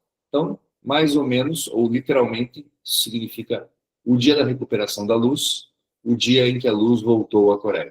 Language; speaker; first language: Portuguese; early bilingual, other home language; Korean